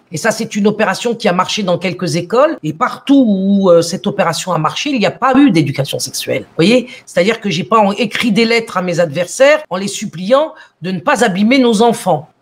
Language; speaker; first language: French; early bilingual, other home language; Arabic